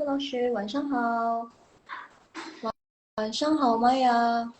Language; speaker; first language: Chinese; non-native, fluent; Indonesian